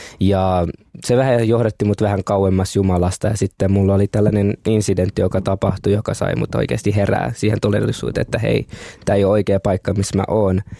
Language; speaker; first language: Finnish; early bilingual, other home language; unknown